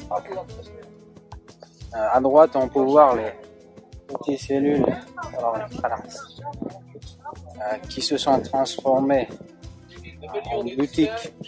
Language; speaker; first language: French; non-native, fluent; Uzbek